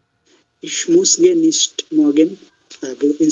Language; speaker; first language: German; non-native, learner; Bangla